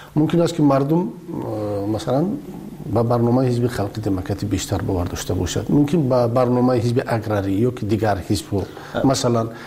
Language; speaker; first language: Persian; native; Persian